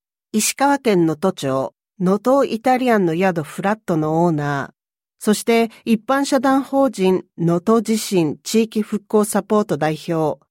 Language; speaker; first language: Japanese; native; Japanese